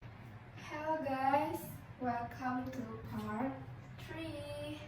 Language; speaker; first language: English; non-native, learner; Indonesian